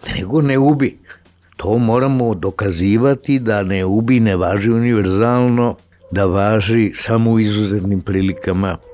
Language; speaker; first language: Serbian; native; Serbian